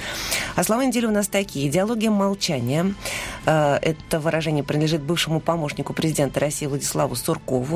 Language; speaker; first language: Russian; native; Russian